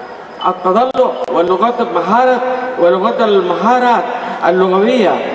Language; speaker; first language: Arabic; non-native, fluent; Urdu